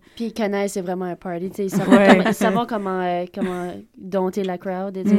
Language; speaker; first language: French; native; French